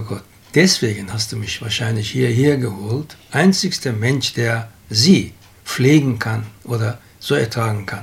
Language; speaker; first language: German; non-native, fluent; Turkish